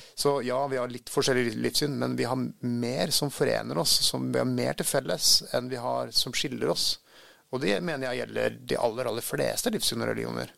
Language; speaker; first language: Norwegian; early bilingual, other home language; Swedish